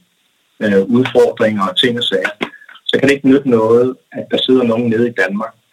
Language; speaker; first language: Danish; non-native, local second language; Kalaallisut